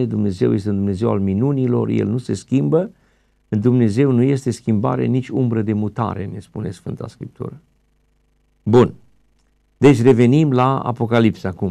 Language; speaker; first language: Romanian; native; Romanian